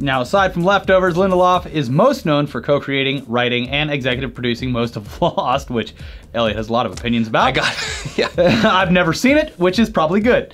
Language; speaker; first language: English; native; English